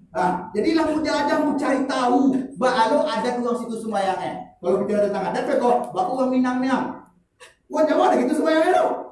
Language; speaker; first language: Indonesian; non-native, local second language; Minangkabau